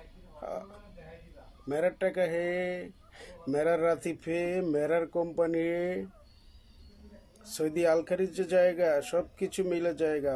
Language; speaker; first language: Hindi; non-native, learner; Bangla